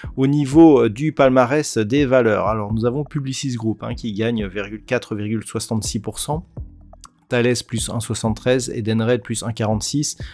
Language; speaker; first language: French; native; French